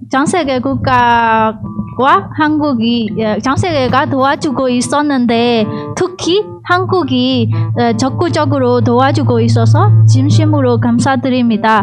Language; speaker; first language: Korean; non-native, learner; Burmese